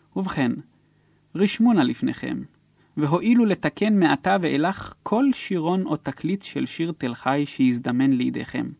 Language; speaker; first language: Hebrew; non-native, fluent; Polish